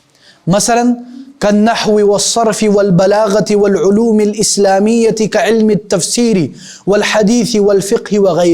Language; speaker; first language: Arabic; non-native, fluent; Urdu